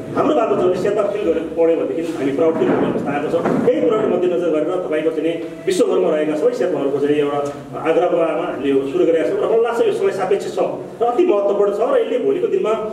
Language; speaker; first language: Nepali; non-native, local second language; Sherpa